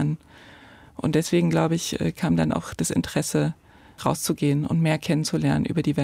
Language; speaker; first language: German; native; German